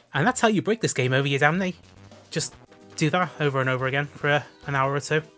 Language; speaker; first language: English; native; English